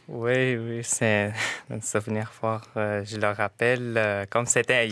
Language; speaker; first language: French; non-native, fluent; Arabic